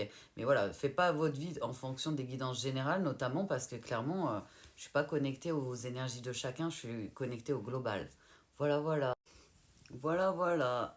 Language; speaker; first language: French; native; French